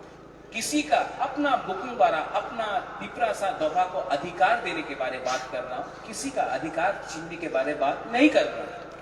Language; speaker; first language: Hindi; non-native, local second language; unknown